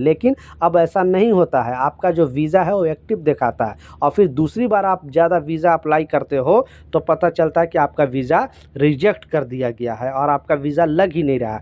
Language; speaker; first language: Hindi; native; Hindi